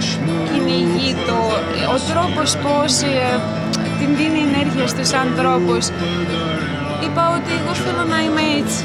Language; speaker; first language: Greek; non-native, fluent; Ukrainian